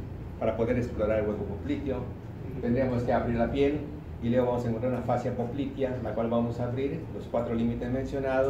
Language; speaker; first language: Spanish; native; Spanish